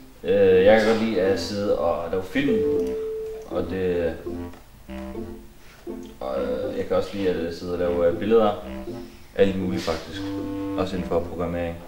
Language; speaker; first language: Danish; non-native, local second language; Faroese